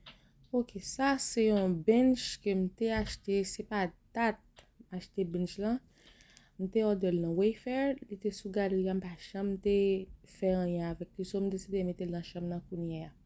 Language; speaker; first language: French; non-native, local second language; Haitian Creole